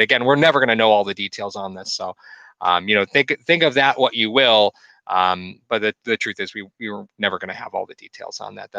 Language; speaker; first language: English; native; English